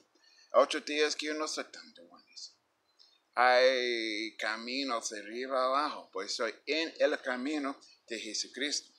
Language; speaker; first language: Spanish; non-native, fluent; English